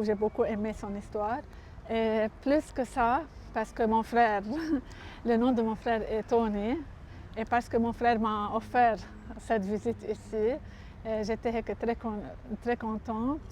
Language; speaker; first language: French; non-native, local second language; Arabic